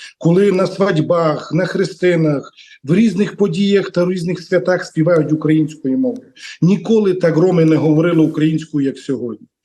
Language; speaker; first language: Ukrainian; non-native, local second language; Romany